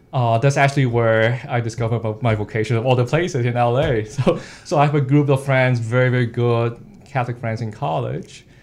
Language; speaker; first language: English; non-native, local second language; Cantonese